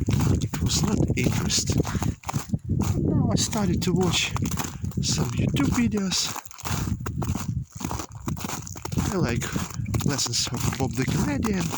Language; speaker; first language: English; non-native, learner; Ukrainian